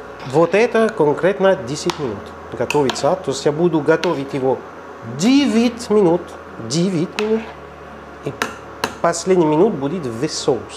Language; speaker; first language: Russian; non-native, learner; French